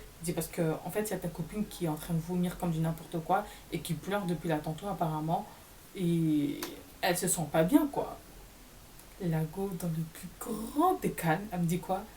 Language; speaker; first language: French; native; French